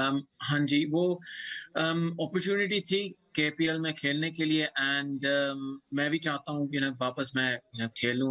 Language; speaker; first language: Hindi; early bilingual, heritage; English